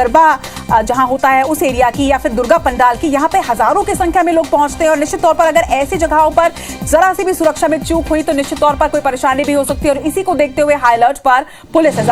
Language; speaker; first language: Hindi; native; Hindi